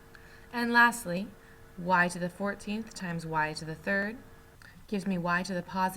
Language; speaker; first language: English; native; English